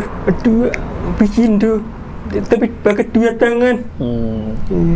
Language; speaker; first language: Indonesian; non-native, local second language; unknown